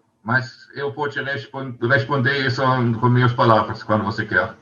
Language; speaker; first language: Portuguese; non-native, learner; German